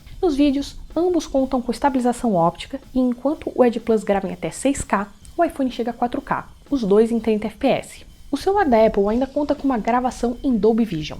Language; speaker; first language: Portuguese; native; Portuguese